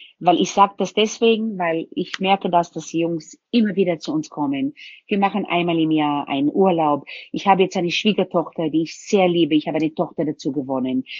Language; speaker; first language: German; non-native, fluent; Hebrew